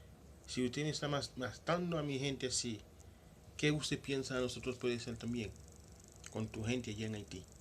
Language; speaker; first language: Spanish; non-native, local second language; Haitian Creole